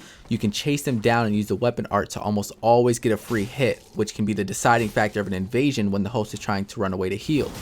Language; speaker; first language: English; native; English